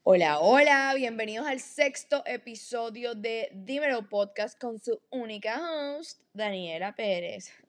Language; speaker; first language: Spanish; native; Spanish